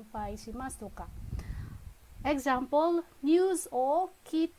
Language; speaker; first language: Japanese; non-native, fluent; Filipino